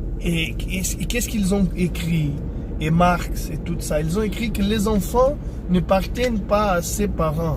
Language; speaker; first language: French; non-native, fluent; Portuguese